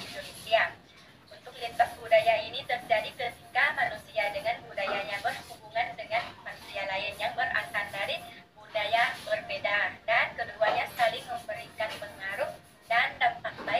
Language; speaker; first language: Indonesian; non-native, fluent; Thai